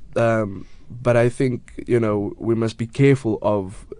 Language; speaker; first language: English; native; English